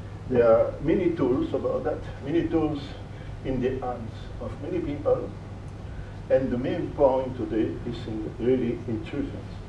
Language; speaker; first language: English; non-native, fluent; French